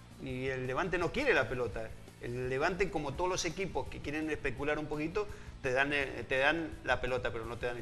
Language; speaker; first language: Spanish; native; Spanish